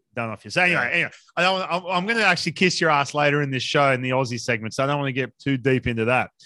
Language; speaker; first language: English; native; English